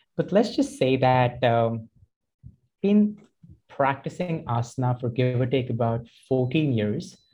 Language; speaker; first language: English; non-native, local second language; Hindi